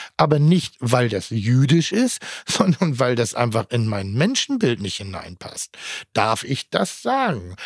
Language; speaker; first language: German; native; German